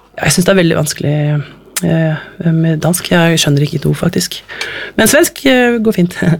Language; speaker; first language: Norwegian; native; Norwegian